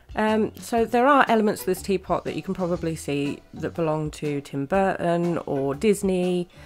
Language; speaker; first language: English; native; English